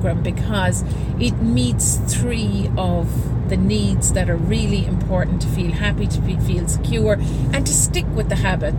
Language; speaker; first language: English; native; English